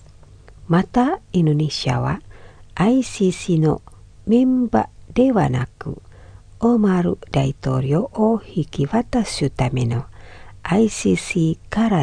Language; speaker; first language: Japanese; non-native, fluent; Indonesian